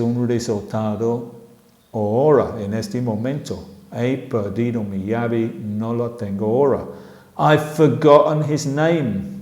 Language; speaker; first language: Spanish; non-native, fluent; English